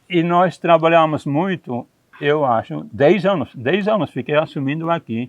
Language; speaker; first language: Portuguese; non-native, fluent; Dutch